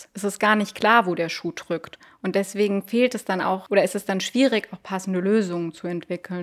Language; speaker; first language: German; native; German